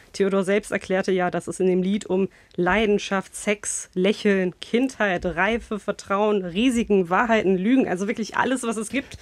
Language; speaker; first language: German; early bilingual, other home language; Bosnian